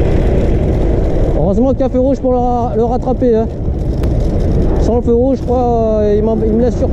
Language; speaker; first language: French; native; French